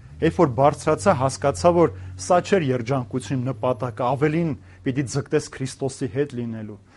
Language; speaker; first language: Armenian; native; Armenian